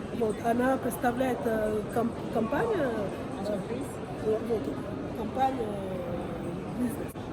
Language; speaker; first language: Russian; non-native, learner; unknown